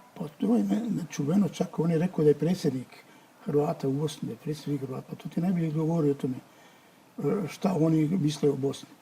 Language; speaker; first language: Bosnian; native; Bosnian